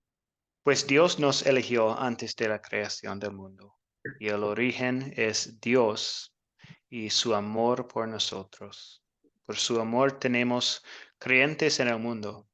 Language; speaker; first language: Spanish; non-native, fluent; English